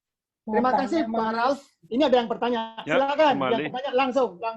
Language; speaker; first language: Indonesian; native; Indonesian